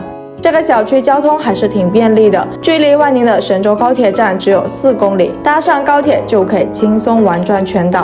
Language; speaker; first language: Chinese; native; Chinese